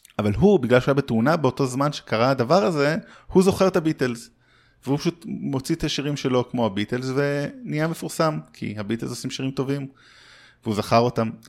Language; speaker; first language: Hebrew; early bilingual, heritage; Hebrew